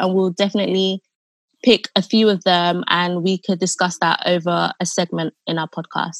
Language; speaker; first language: English; non-native, local second language; Yoruba